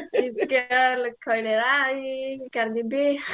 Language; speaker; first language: English; non-native, learner; Italian